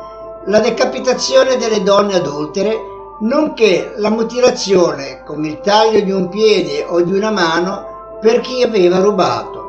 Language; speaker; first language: Italian; native; Italian